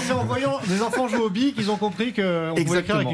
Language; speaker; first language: French; native; French